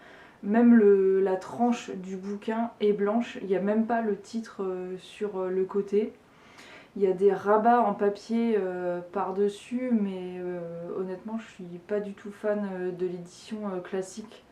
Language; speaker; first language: French; native; French